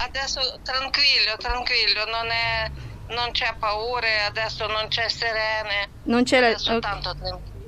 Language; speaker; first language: Italian; non-native, learner; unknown